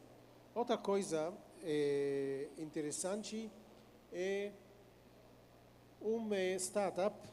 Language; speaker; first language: Portuguese; non-native, fluent; Hebrew